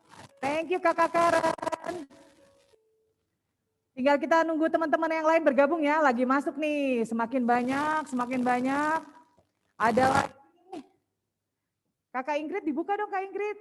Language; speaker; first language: Indonesian; native; Indonesian